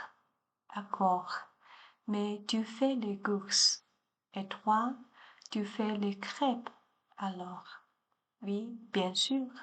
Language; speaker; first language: French; non-native, learner; Chinese